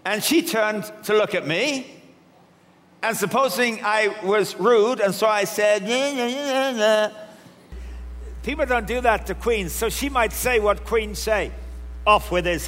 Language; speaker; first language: English; native; English